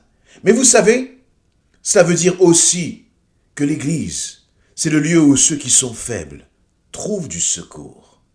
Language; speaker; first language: French; native; French